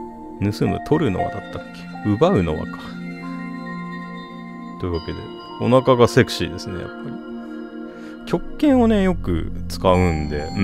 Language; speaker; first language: Japanese; native; Japanese